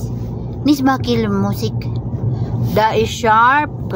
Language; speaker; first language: German; non-native, learner; Cebuano